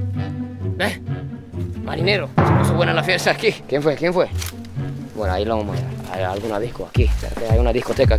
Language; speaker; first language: Spanish; non-native, fluent; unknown